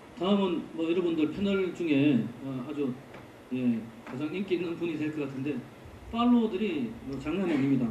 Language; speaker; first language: Korean; native; Korean